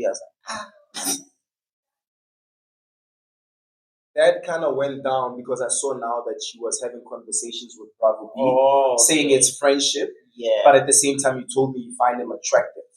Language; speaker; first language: English; non-native, local second language; Tswana